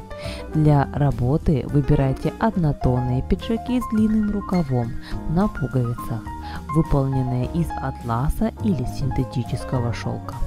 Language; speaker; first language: Russian; native; Russian